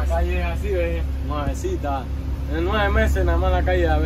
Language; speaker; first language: Spanish; native; Spanish